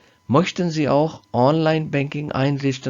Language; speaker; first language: German; non-native, fluent; Urdu